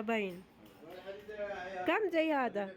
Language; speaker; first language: Arabic; non-native, learner; Filipino